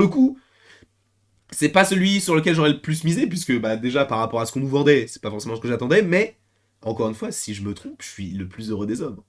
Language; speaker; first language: French; native; French